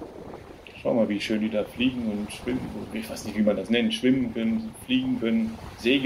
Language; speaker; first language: German; native; German